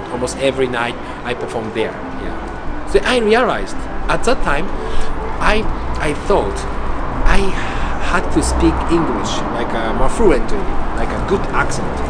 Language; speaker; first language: English; non-native, fluent; Japanese